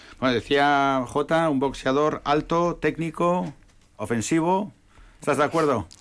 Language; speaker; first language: Spanish; native; Spanish